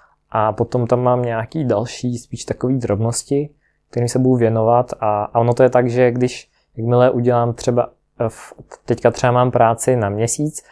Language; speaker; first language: Czech; non-native, fluent; Ukrainian